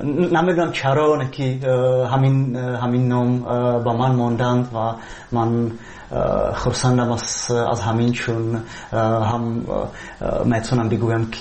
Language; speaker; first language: Persian; non-native, learner; Czech